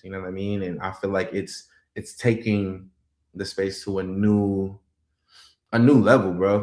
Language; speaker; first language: English; native; English